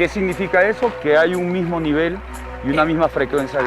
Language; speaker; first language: Spanish; native; Spanish